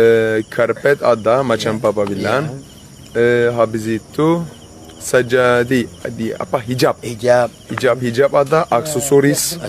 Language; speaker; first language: Indonesian; non-native, learner; Turkish